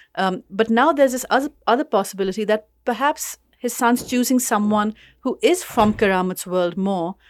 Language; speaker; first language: English; non-native, local second language; Urdu